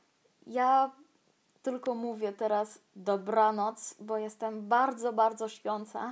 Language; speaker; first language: Polish; non-native, learner; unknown